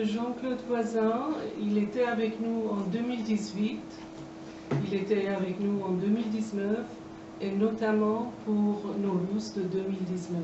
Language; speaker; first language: French; non-native, fluent; Persian